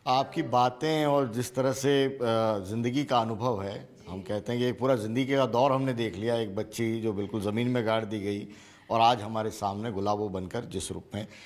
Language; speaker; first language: Hindi; native; Hindi